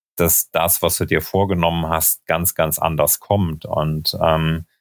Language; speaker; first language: German; native; German